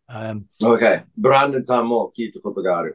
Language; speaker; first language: Japanese; non-native, fluent; English